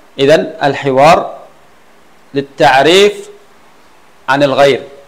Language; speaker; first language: Arabic; non-native, fluent; Khmer